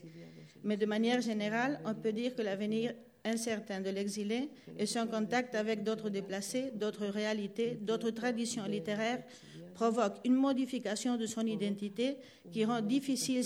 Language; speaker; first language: French; non-native, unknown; Spanish